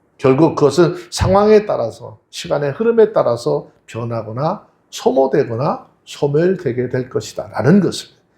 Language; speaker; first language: Korean; native; Korean